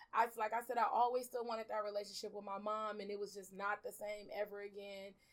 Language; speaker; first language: English; early bilingual, other home language; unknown